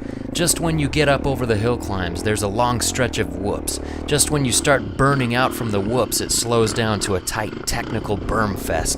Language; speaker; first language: English; native; English